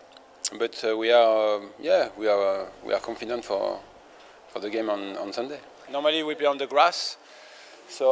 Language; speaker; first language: English; non-native, fluent; French